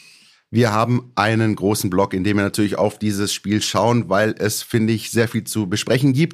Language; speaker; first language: German; native; German